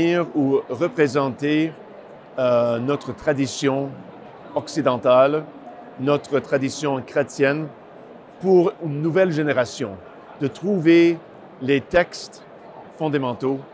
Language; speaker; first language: French; non-native, local second language; English